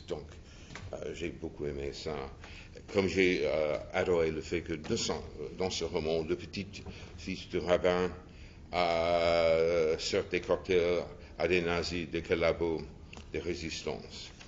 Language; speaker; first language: French; non-native, fluent; English